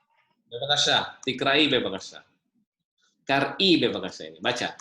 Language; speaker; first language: Hebrew; non-native, fluent; Indonesian